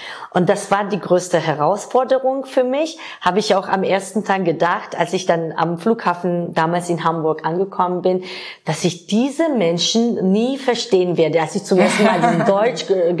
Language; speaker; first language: German; non-native, fluent; Georgian